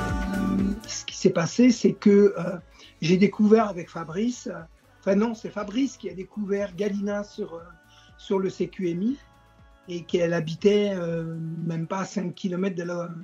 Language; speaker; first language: French; native; French